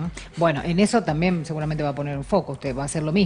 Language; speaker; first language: Spanish; native; Spanish